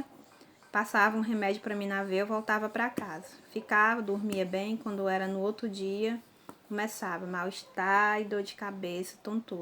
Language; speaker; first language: Portuguese; native; Portuguese